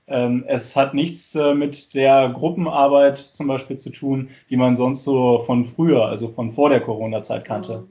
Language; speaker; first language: German; native; German